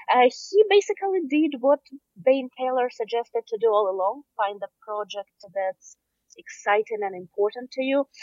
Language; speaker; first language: English; non-native, fluent; Russian